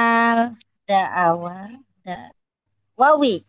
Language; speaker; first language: Arabic; non-native, learner; Indonesian